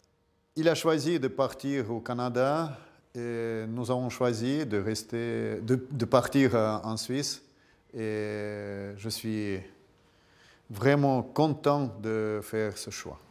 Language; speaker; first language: French; non-native, fluent; Russian